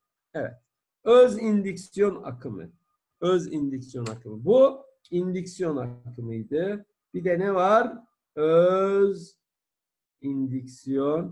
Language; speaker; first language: Turkish; native; Turkish